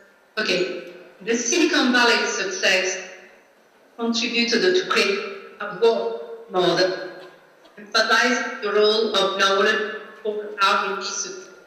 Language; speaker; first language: English; non-native, learner; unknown